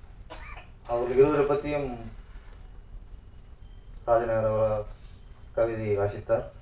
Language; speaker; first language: Tamil; native; Tamil